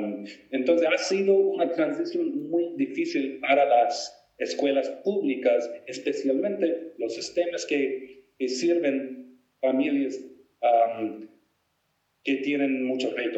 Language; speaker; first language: Spanish; non-native, fluent; English